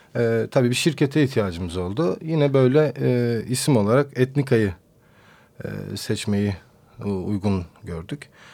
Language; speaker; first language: Turkish; non-native, local second language; Kurdish